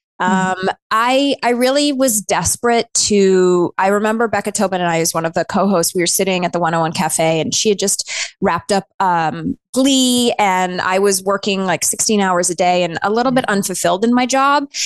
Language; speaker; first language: English; native; English